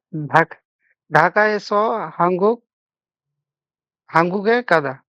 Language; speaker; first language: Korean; non-native, learner; Bangla